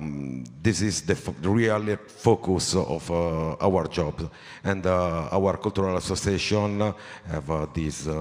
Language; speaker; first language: English; non-native, learner; Italian